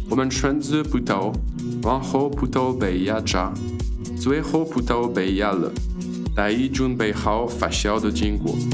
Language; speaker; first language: Chinese; non-native, learner; French